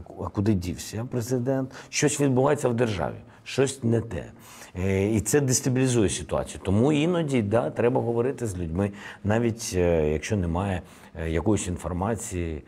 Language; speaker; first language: Ukrainian; non-native, local second language; Russian